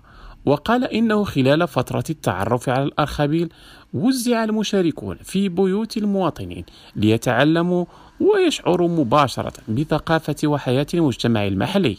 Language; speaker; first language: Arabic; non-native, fluent; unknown